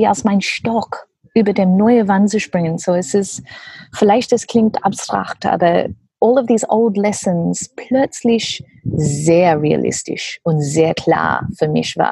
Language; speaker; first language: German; non-native, learner; English